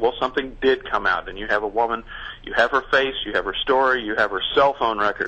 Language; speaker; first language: English; native; English